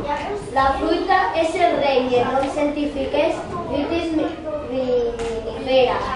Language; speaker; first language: Catalan; non-native, local second language; Spanish